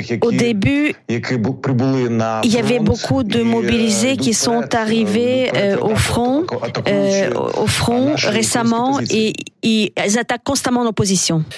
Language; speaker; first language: French; non-native, fluent; Ukrainian